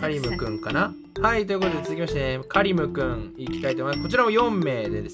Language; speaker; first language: Japanese; native; Japanese